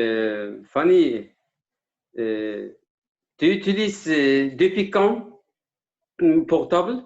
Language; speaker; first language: French; non-native, learner; Kurdish